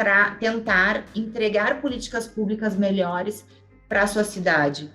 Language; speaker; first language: Portuguese; native; Portuguese